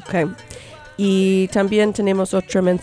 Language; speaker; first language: Spanish; early bilingual, heritage; Spanish